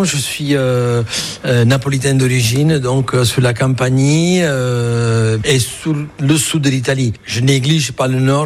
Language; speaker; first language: French; non-native, fluent; Italian